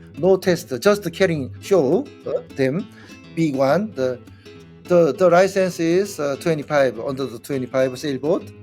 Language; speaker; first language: English; non-native, learner; Korean